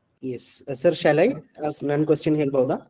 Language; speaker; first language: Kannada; non-native, local second language; Malayalam